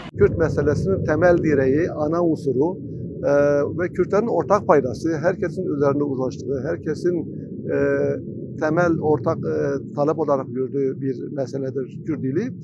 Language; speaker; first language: Turkish; non-native, local second language; Kurdish